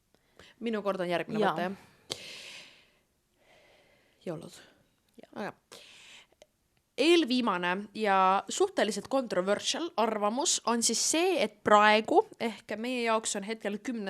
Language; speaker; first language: Estonian; native; Estonian